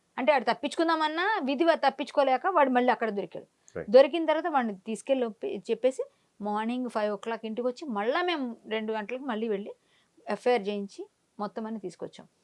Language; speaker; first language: Telugu; native; Telugu